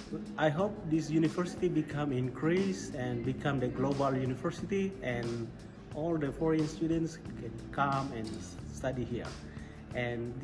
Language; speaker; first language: English; non-native, fluent; Indonesian